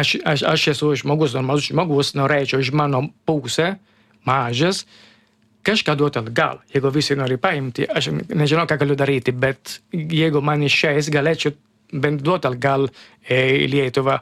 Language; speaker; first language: Lithuanian; non-native, learner; Italian